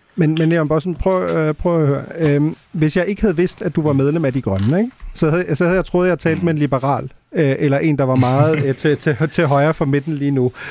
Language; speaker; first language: Danish; early bilingual, heritage; Danish